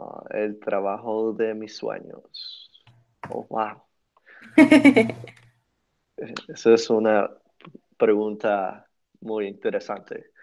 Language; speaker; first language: Spanish; early bilingual, other home language; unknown